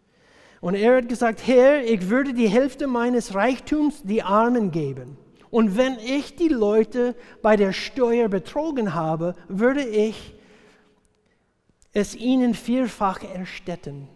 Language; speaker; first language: German; non-native, fluent; English